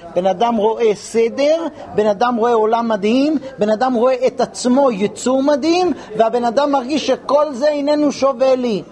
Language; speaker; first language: Hebrew; non-native, fluent; English